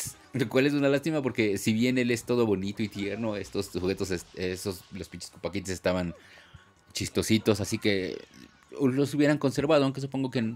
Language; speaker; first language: Spanish; native; Spanish